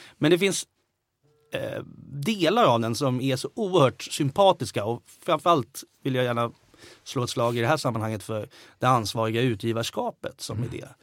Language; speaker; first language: Swedish; native; Swedish